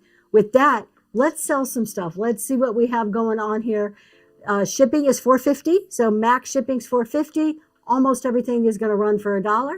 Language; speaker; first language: English; native; English